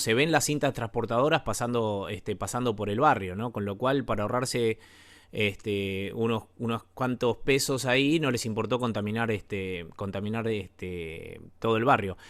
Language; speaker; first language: Spanish; native; Spanish